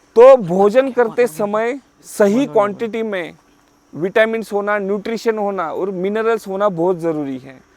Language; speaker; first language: Hindi; non-native, local second language; Marathi